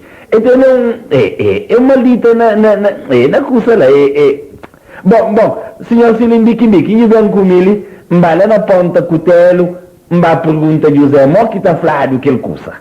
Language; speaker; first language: Portuguese; non-native, local second language; Kabuverdianu